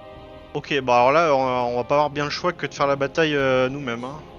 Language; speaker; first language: French; native; French